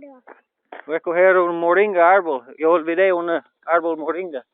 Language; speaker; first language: Spanish; non-native, learner; English